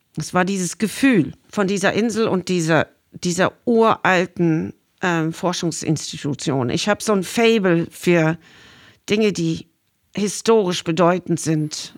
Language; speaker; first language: German; non-native, fluent; English